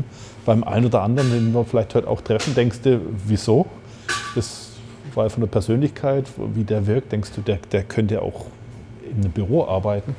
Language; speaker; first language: German; native; German